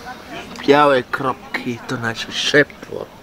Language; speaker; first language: Polish; non-native, learner; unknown